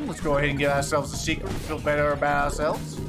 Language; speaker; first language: English; native; English